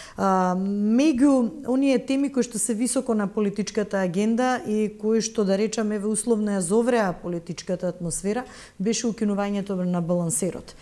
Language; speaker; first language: Macedonian; native; Macedonian